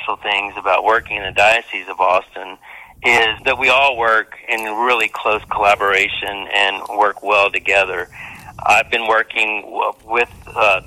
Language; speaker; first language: English; native; English